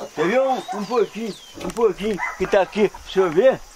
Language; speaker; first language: Portuguese; native; Portuguese